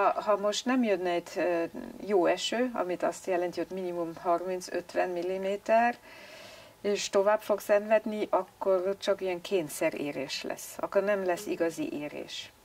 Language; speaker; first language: Hungarian; non-native, learner; German